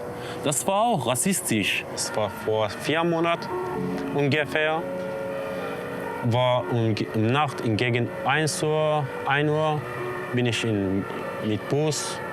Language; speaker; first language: German; non-native, learner; Kurdish